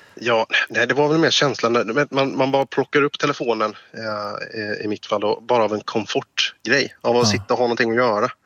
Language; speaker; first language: Swedish; native; Swedish